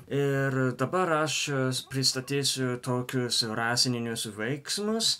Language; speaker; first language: Lithuanian; non-native, learner; Japanese